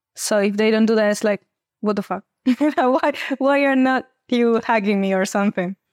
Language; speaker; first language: English; non-native, fluent; Spanish